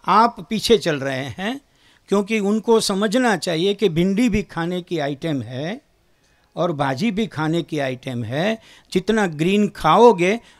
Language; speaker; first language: Hindi; non-native, local second language; Gujarati